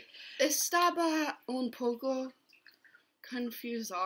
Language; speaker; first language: Spanish; non-native, learner; English